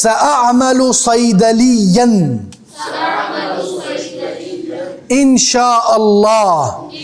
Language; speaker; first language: Arabic; non-native, fluent; Urdu